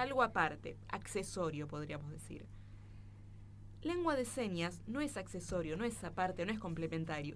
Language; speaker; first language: Spanish; native; Spanish